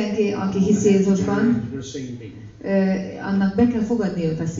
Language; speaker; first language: Hungarian; native; Hungarian